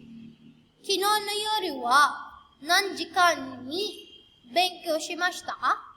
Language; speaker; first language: Japanese; non-native, fluent; Filipino